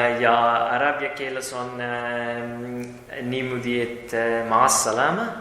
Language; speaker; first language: Estonian; non-native, learner; Pashto